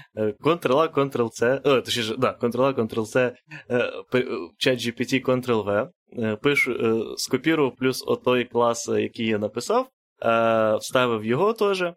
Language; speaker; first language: Ukrainian; native; Ukrainian